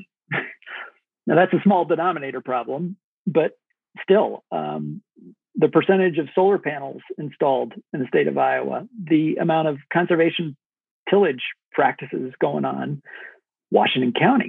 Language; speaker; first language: English; native; English